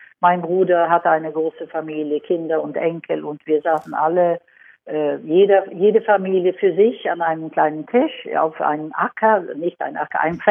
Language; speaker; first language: German; non-native, fluent; Swedish